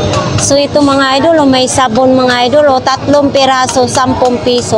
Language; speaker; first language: Filipino; native; Filipino